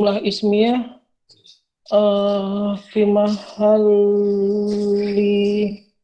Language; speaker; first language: Arabic; non-native, learner; Indonesian